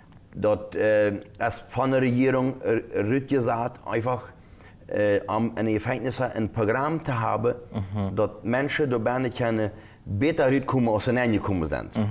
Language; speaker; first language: German; non-native, local second language; Plautdietsch